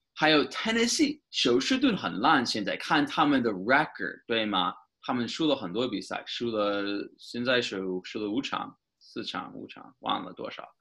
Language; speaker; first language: Chinese; non-native, fluent; English